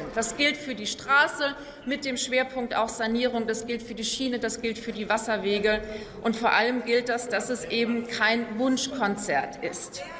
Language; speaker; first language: German; native; German